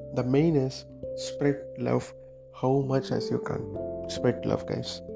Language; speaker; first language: English; non-native, local second language; Tamil